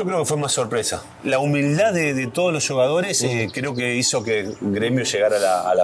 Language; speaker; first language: Portuguese; non-native, learner; Spanish